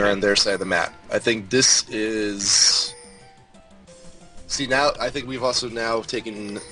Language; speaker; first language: English; native; English